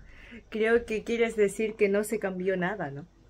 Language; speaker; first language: Spanish; native; Spanish